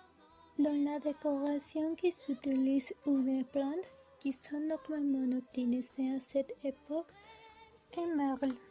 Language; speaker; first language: French; non-native, learner; Spanish